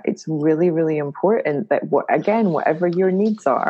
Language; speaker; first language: English; native; English